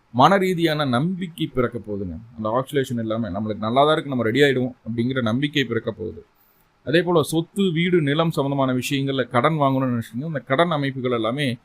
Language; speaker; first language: Tamil; native; Tamil